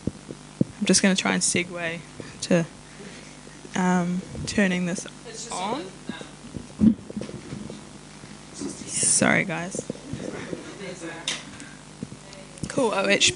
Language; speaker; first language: English; non-native, local second language; Māori